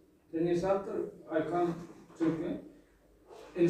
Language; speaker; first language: English; non-native, learner; Turkmen